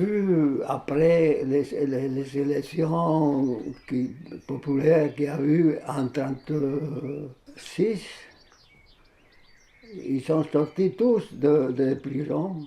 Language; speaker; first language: French; non-native, fluent; Spanish